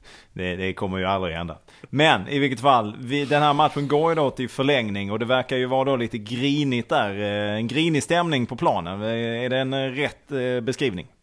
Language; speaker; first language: Swedish; native; Swedish